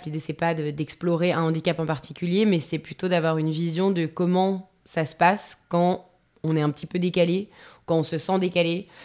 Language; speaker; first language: French; native; French